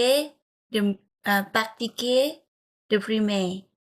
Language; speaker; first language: French; non-native, learner; Vietnamese